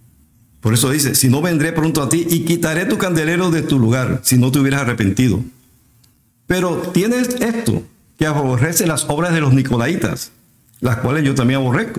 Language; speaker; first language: Spanish; native; Spanish